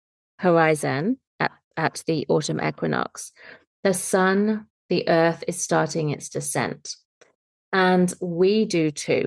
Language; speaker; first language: English; native; English